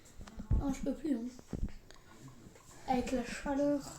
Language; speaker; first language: French; native; French